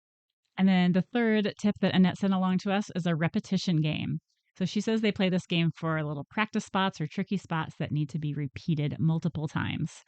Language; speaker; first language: English; native; English